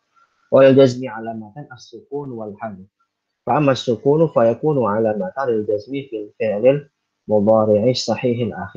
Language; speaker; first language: Arabic; non-native, fluent; Indonesian